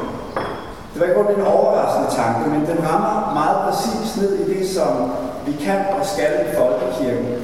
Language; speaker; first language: Danish; native; Danish